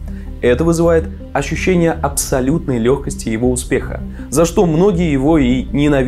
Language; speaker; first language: Russian; native; Russian